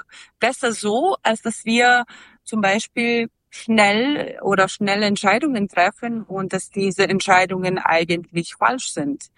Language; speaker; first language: German; non-native, fluent; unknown